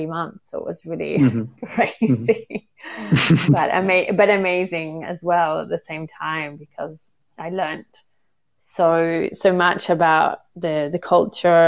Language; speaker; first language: English; native; English